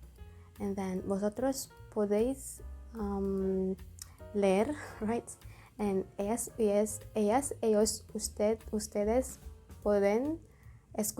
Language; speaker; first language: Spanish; non-native, learner; Indonesian